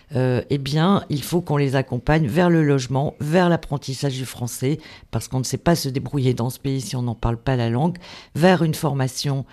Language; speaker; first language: French; native; French